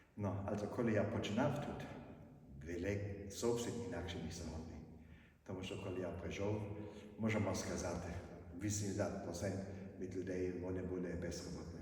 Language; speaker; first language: Ukrainian; non-native, fluent; German